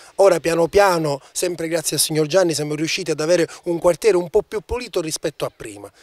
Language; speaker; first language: Italian; native; Italian